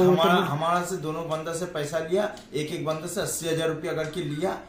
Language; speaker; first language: Hindi; non-native, local second language; Bangla